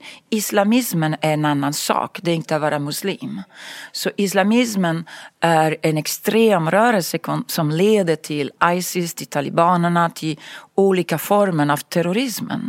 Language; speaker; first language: Swedish; non-native, fluent; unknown